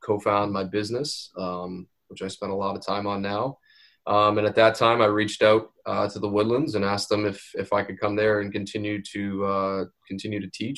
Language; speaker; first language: English; native; English